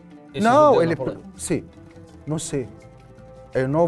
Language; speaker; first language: Portuguese; non-native, learner; Arabic